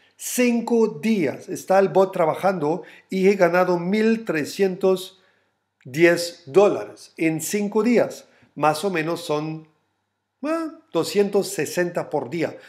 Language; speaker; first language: Spanish; non-native, fluent; German